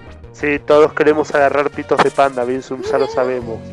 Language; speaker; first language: Spanish; native; Spanish